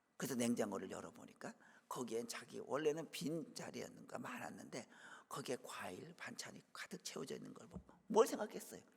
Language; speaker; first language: Korean; native; Korean